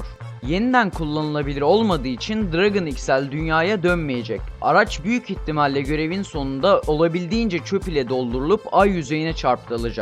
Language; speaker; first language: Turkish; native; Turkish